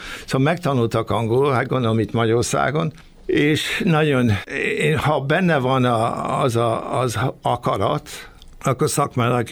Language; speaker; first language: Hungarian; early bilingual, heritage; Hungarian